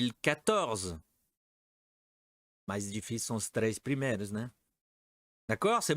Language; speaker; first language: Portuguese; non-native, fluent; French